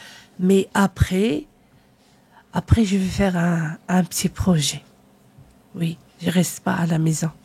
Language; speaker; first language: French; non-native, learner; Arabic